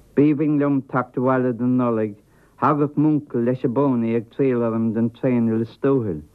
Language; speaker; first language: Irish; non-native, local second language; English